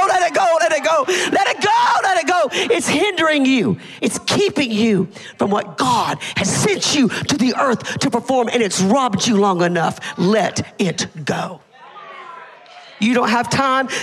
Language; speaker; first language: English; native; English